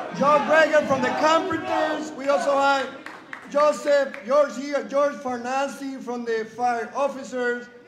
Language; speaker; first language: English; non-native, fluent; Spanish